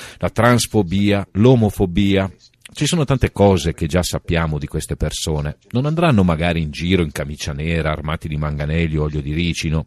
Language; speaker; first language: Italian; native; Italian